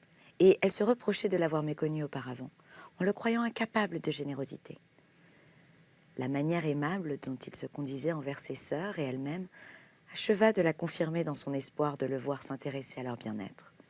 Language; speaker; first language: French; native; French